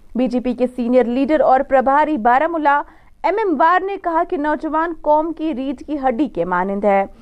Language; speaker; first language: Urdu; non-native, local second language; Kashmiri